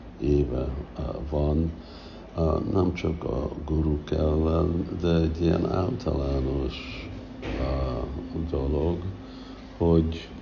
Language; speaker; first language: Hungarian; early bilingual, heritage; Hungarian